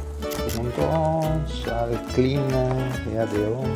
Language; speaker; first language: Korean; non-native, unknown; Italian